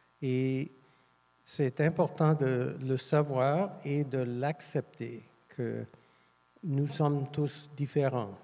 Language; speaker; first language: French; non-native, fluent; English